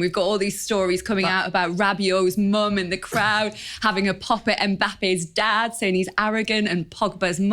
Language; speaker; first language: English; native; English